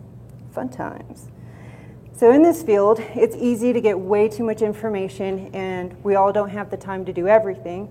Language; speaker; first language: English; native; English